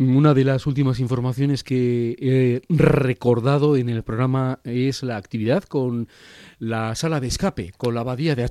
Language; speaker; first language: Spanish; native; Spanish